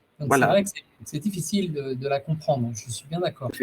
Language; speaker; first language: French; native; French